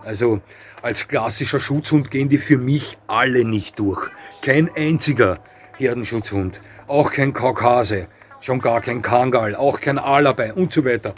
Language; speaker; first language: German; native; German